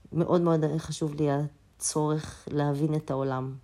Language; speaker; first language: Hebrew; early bilingual, other home language; Azerbaijani